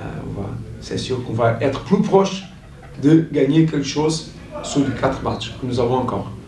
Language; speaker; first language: French; non-native, fluent; Portuguese